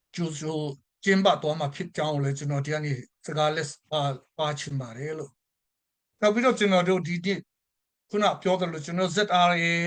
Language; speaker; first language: Burmese; non-native, local second language; Tedim Chin